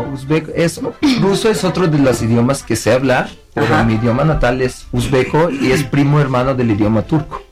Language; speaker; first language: Spanish; non-native, fluent; Uzbek